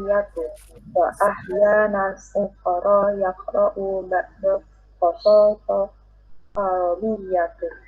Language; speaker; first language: Arabic; non-native, learner; Indonesian